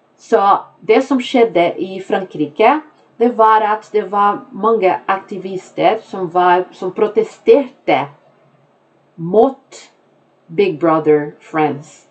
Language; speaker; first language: Norwegian; non-native, fluent; Portuguese